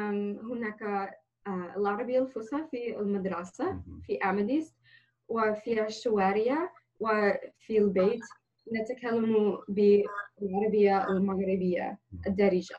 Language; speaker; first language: Arabic; non-native, learner; English